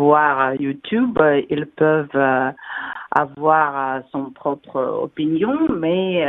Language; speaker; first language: French; non-native, fluent; Russian